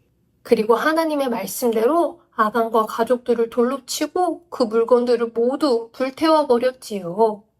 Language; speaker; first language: Korean; native; Korean